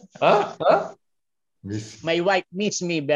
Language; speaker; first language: English; non-native, learner; Filipino